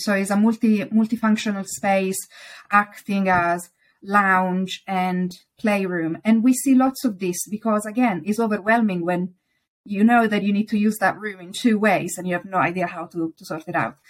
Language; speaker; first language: English; non-native, fluent; Italian